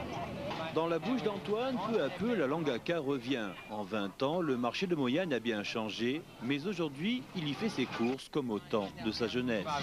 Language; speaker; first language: French; native; French